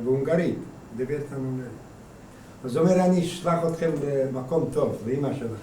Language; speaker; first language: Hebrew; non-native, fluent; Hungarian